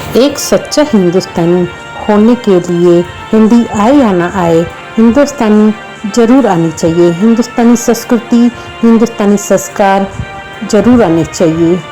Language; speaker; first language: Hindi; non-native, local second language; Sindhi